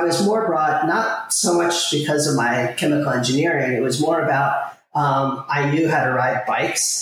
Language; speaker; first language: English; native; English